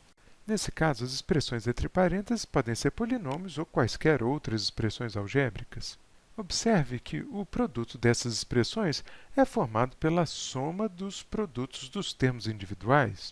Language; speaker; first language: Portuguese; native; Portuguese